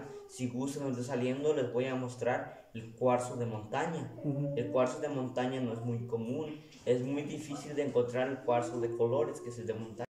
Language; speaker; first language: Spanish; native; Spanish